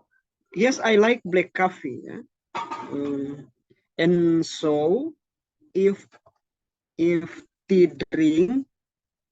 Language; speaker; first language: English; non-native, learner; Indonesian